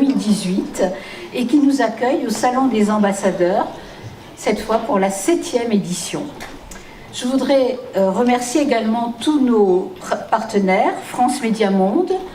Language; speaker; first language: French; native; French